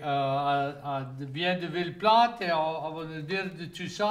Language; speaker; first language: French; native; French